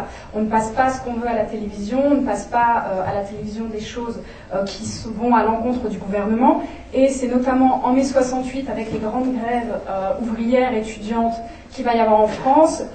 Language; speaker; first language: French; native; French